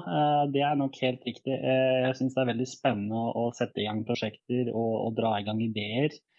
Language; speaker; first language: Norwegian; early bilingual, other home language; Bosnian